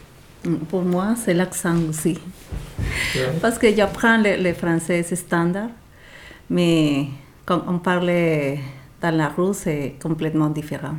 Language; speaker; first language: French; non-native, fluent; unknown